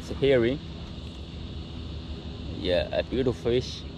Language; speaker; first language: English; non-native, learner; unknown